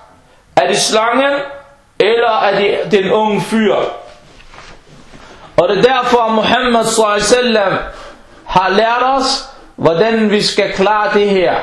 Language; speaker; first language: Danish; non-native, fluent; Arabic